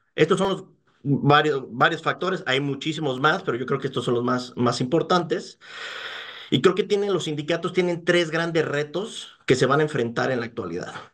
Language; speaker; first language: Spanish; native; Spanish